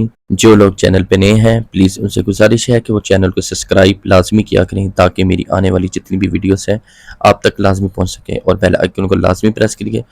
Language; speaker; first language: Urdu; non-native, local second language; Punjabi